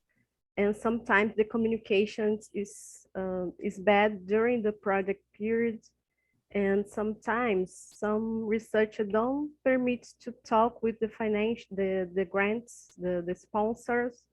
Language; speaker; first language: English; non-native, learner; Portuguese